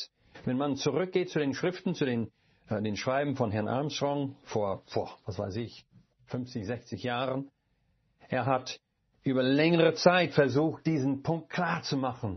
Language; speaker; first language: German; non-native, fluent; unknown